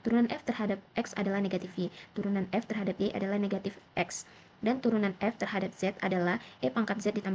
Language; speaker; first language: Indonesian; native; Indonesian